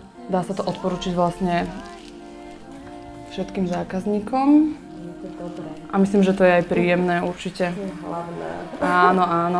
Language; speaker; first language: Slovak; native; Slovak